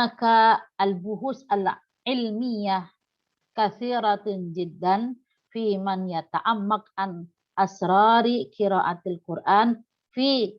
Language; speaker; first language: Arabic; non-native, learner; Indonesian